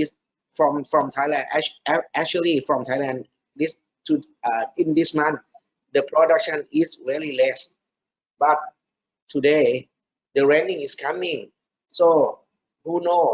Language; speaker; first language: English; non-native, learner; Thai